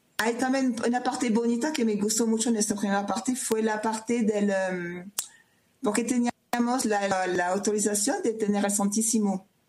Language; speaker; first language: Spanish; non-native, fluent; French